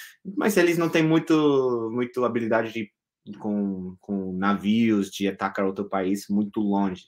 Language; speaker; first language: Portuguese; non-native, fluent; English